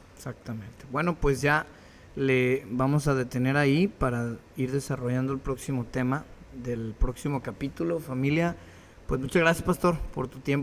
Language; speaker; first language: Spanish; native; Spanish